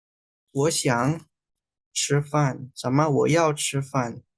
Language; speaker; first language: Chinese; non-native, fluent; Indonesian